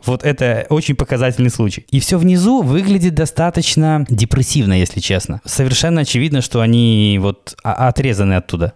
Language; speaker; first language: Russian; native; Russian